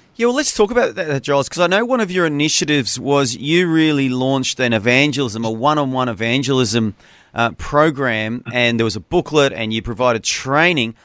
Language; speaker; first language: English; native; English